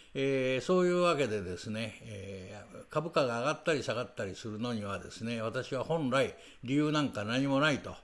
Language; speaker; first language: Japanese; native; Japanese